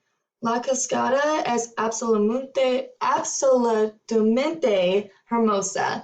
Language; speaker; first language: Spanish; non-native, learner; English